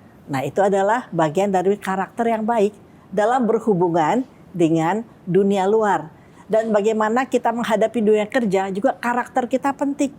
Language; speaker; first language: Indonesian; native; Indonesian